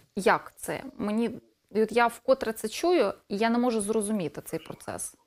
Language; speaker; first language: Ukrainian; native; Ukrainian